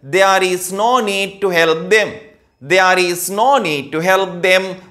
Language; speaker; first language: English; non-native, local second language; Sinhala